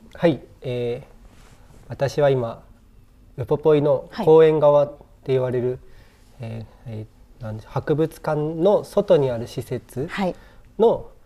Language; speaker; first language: Japanese; native; Japanese